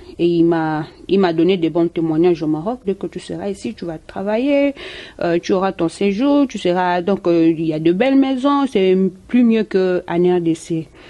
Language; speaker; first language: French; non-native, local second language; Lingala